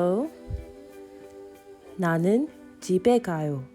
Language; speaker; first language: Korean; non-native, learner; English